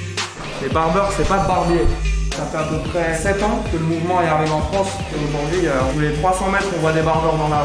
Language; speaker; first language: French; native; French